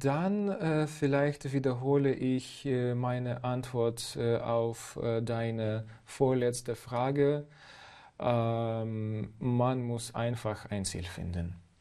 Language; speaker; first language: German; non-native, learner; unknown